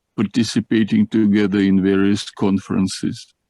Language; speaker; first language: English; non-native, fluent; Russian